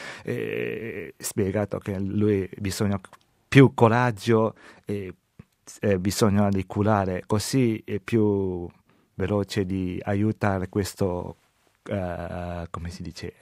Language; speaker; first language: Italian; non-native, learner; Chinese